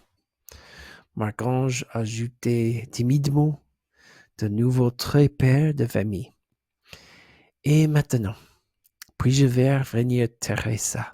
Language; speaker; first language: French; non-native, learner; English